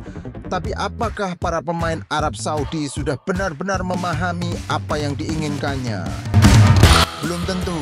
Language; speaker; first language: Indonesian; native; Indonesian